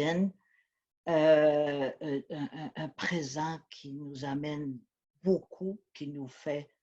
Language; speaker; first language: French; native; French